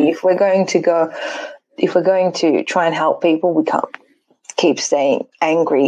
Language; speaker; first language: English; early bilingual, other home language; Persian